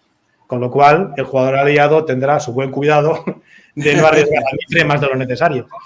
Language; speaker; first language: Spanish; native; Spanish